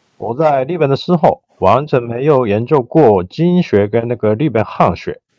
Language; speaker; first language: Chinese; non-native, fluent; Japanese